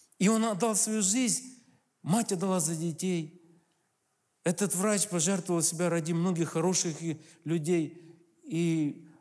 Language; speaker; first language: Russian; native; Russian